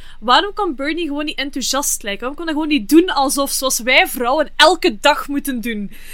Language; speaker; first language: Dutch; native; Dutch